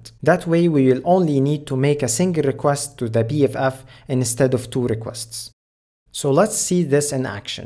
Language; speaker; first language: English; non-native, fluent; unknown